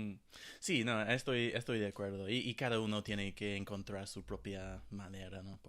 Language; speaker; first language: Spanish; non-native, fluent; English